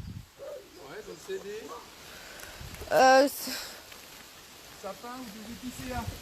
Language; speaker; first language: French; native; French